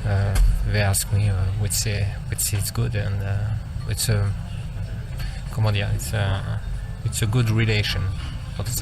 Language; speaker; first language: English; non-native, learner; French